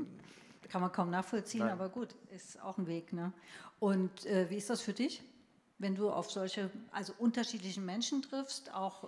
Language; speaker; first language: German; native; German